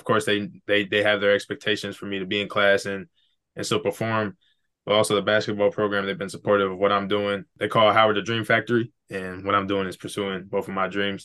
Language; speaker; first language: English; native; English